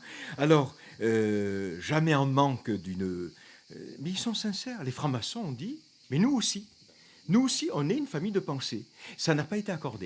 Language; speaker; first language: French; native; French